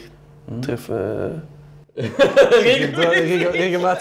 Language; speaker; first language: German; non-native, learner; Dutch